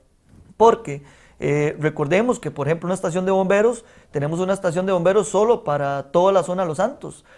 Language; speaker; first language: Spanish; native; Spanish